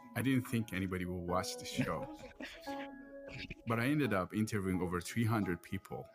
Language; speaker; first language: English; non-native, fluent; Persian